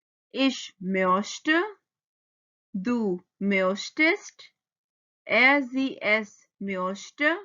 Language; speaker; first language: German; non-native, fluent; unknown